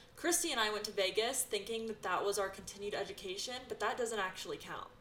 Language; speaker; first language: English; native; English